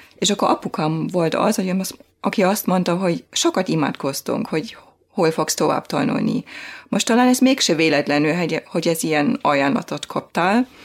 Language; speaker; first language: Hungarian; non-native, fluent; German